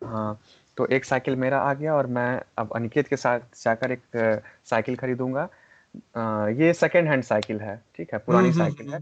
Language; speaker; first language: Hindi; native; Hindi